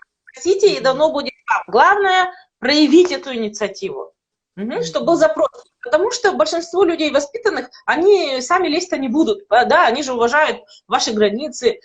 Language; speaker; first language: Russian; native; Russian